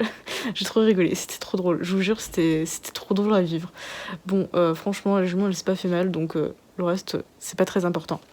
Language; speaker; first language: French; native; French